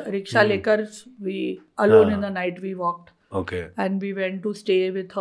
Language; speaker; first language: Hindi; native; Hindi